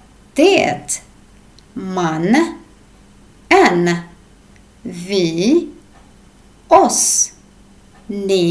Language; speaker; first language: Swedish; non-native, fluent; Arabic